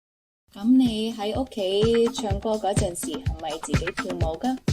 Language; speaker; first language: Cantonese; early bilingual, heritage; Cantonese